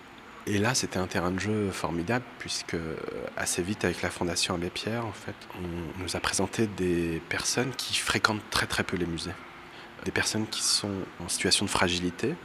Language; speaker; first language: French; early bilingual, other home language; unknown